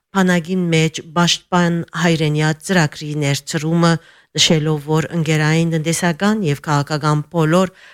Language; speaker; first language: Armenian; early bilingual, heritage; Armenian